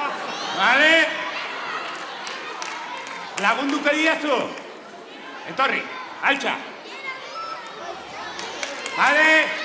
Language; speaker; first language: Basque; non-native, local second language; Spanish